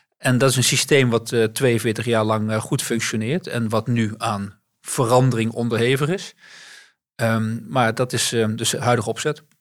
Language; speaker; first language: Dutch; native; Dutch